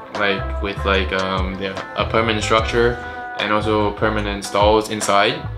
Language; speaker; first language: English; non-native, local second language; Chinese